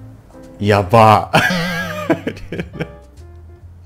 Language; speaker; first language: English; non-native, learner; Russian